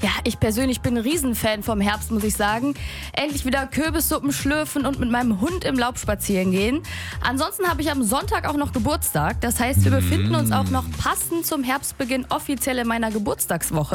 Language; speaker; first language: German; native; German